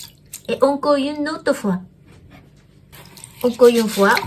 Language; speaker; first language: French; non-native, learner; Japanese